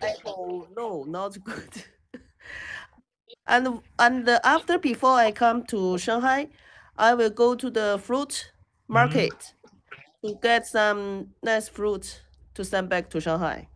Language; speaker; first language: English; non-native, learner; Chinese